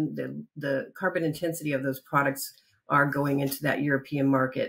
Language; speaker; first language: English; native; English